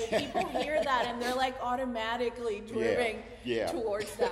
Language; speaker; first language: English; non-native, fluent; Spanish